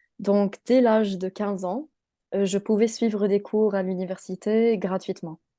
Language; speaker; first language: French; non-native, local second language; English